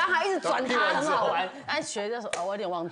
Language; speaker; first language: Chinese; native; Chinese